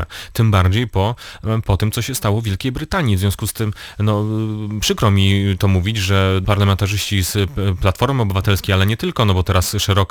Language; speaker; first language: Polish; native; Polish